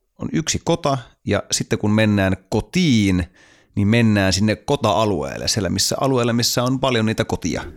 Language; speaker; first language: Finnish; native; Finnish